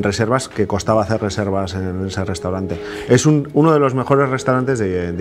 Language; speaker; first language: Spanish; native; Spanish